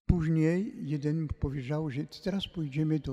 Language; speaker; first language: Polish; non-native, fluent; French